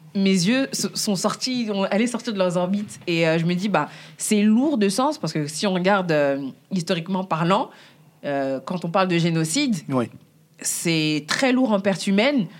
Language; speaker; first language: French; early bilingual, other home language; Bambara